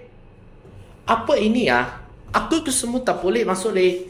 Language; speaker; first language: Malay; non-native, local second language; Chinese